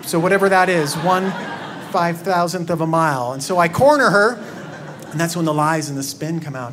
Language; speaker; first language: English; native; English